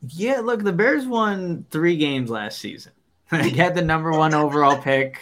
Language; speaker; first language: English; native; English